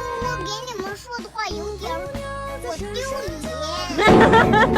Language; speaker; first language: Chinese; non-native, local second language; Uyghur